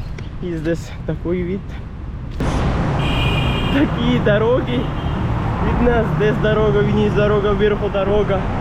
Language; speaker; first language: Russian; non-native, local second language; Kyrgyz